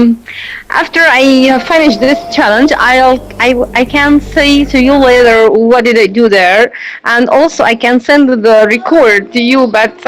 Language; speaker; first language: English; non-native, learner; Arabic